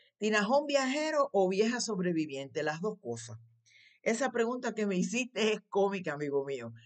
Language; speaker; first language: Spanish; native; Spanish